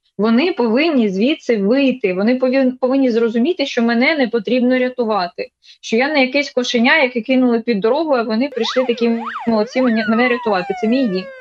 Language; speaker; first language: Ukrainian; non-native, local second language; Russian